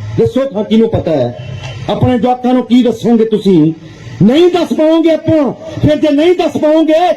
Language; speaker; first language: Punjabi; non-native, local second language; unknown